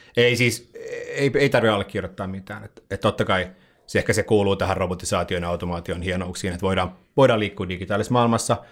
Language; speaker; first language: Finnish; native; Finnish